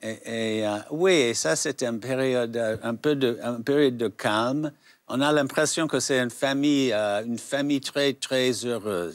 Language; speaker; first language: French; non-native, fluent; English